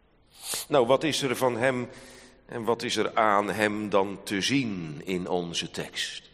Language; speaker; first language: Dutch; native; Dutch